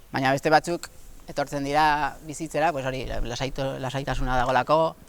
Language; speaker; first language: Basque; non-native, local second language; Spanish